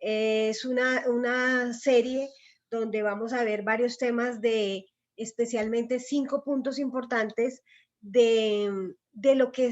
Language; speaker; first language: Spanish; native; Spanish